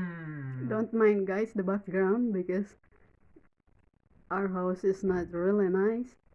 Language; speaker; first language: English; non-native, local second language; Filipino